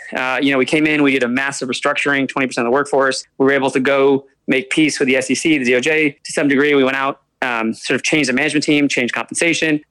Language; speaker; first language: English; native; English